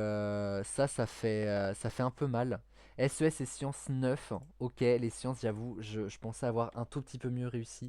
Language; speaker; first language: French; native; French